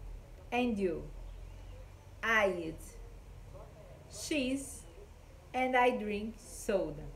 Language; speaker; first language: English; non-native, fluent; Portuguese